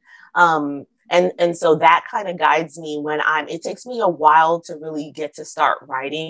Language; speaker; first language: English; early bilingual, other home language; Akan